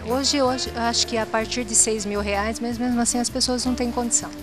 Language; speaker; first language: Portuguese; native; Portuguese